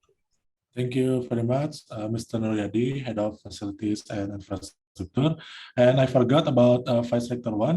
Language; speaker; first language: English; non-native, learner; Indonesian